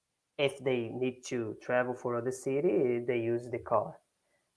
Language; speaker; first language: English; non-native, learner; Portuguese